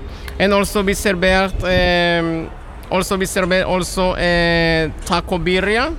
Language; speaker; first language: Norwegian; non-native, learner; Spanish